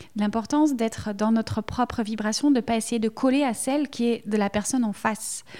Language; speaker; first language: French; native; French